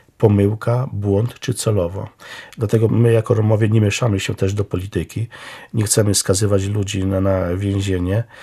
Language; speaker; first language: Polish; non-native, local second language; Romany